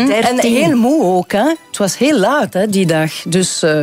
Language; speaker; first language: Dutch; non-native, local second language; French